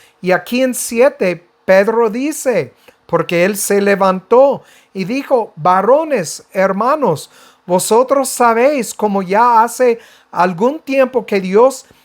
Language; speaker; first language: Spanish; non-native, fluent; English